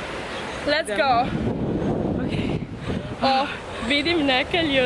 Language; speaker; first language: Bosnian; non-native, fluent; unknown